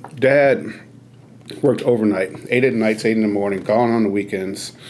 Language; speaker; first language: English; native; English